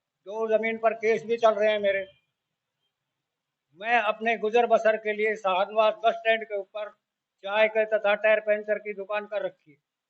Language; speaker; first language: Hindi; native; Hindi